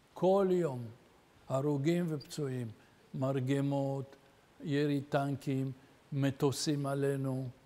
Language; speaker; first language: Hebrew; early bilingual, other home language; Arabic